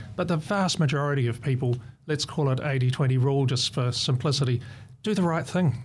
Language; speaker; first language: English; native; English